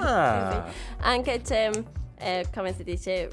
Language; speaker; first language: Italian; non-native, learner; Turkish